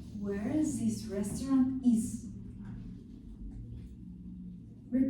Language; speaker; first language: English; non-native, fluent; Kazakh